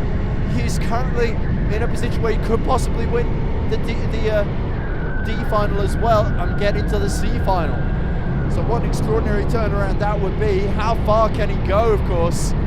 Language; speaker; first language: English; native; English